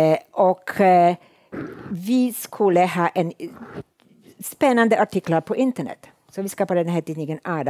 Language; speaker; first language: Swedish; non-native, fluent; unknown